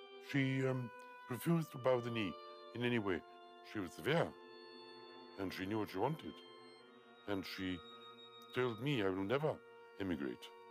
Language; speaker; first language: English; early bilingual, other home language; Russian